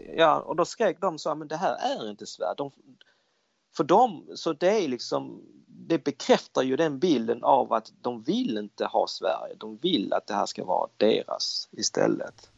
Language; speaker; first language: Swedish; early bilingual, other home language; Cantonese